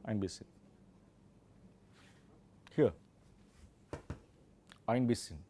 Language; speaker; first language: German; non-native, fluent; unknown